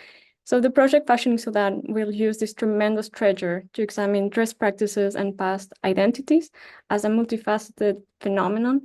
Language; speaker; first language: English; non-native, fluent; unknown